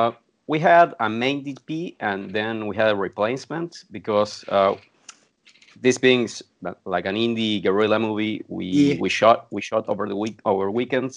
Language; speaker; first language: English; non-native, fluent; Spanish